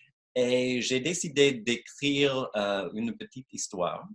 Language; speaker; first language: French; non-native, fluent; English